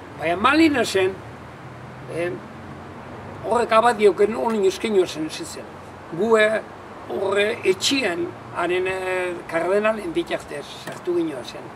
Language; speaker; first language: Basque; native; Basque